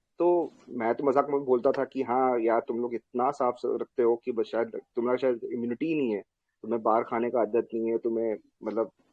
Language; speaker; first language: Hindi; non-native, local second language; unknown